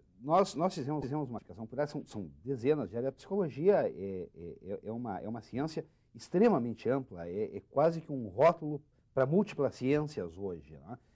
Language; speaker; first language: Portuguese; native; Portuguese